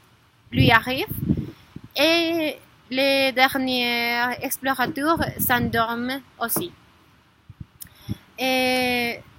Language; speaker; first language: French; non-native, learner; Spanish